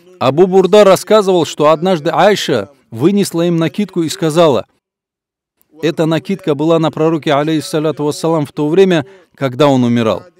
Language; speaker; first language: Russian; non-native, local second language; Avaric